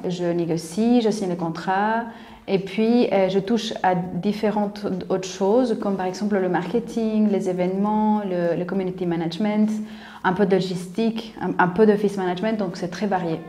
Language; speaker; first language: French; non-native, fluent; Spanish